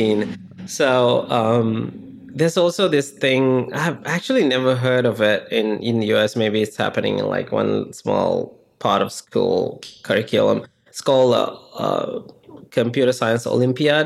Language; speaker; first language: English; non-native, local second language; Sinhala